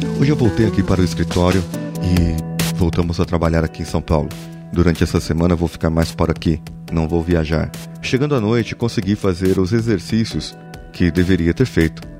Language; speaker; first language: Portuguese; native; Portuguese